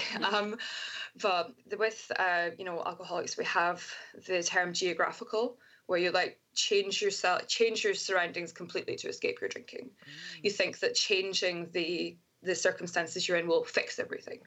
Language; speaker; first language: English; native; English